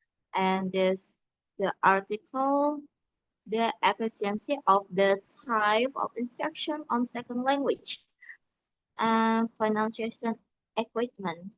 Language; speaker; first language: English; non-native, learner; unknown